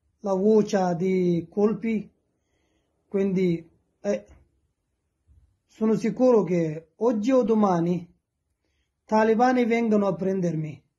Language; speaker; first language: Italian; non-native, learner; Persian